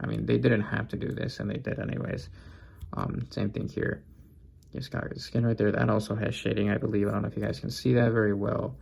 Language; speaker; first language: English; native; English